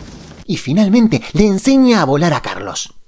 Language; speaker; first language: Spanish; native; Spanish